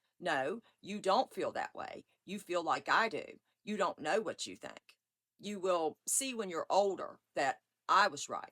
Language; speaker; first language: English; native; English